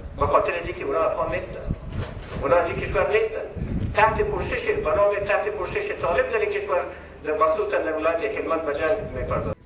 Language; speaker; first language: Persian; non-native, local second language; Pashto